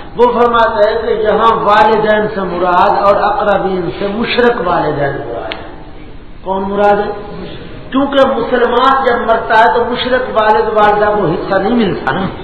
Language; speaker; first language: Urdu; non-native, local second language; Punjabi